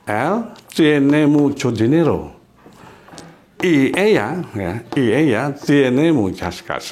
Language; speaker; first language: Spanish; non-native, fluent; Indonesian